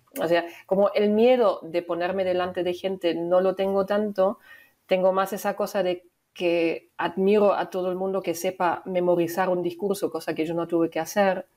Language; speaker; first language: Spanish; non-native, fluent; German